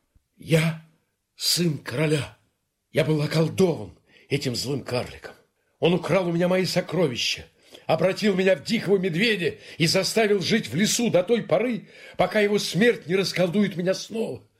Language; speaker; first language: Russian; native; Russian